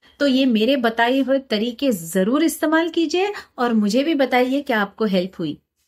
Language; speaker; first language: Hindi; non-native, local second language; Marathi